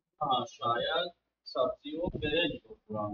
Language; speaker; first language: Persian; non-native, fluent; Urdu